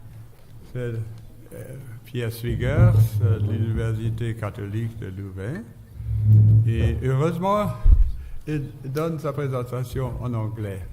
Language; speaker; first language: French; non-native, fluent; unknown